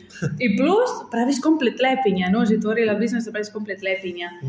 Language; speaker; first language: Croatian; non-native, learner; Spanish